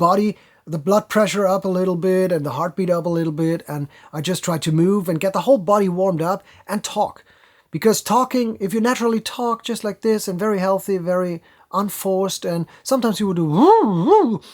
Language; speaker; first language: English; non-native, fluent; German